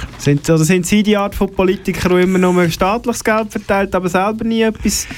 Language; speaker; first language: German; native; German